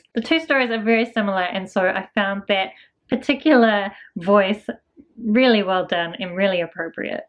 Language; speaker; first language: English; native; English